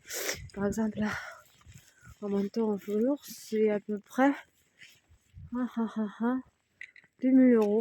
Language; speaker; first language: French; non-native, fluent; Russian